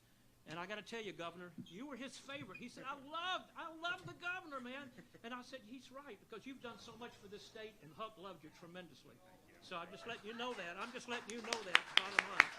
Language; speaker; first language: English; native; English